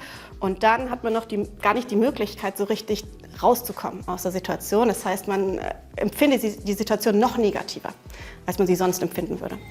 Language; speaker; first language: German; native; German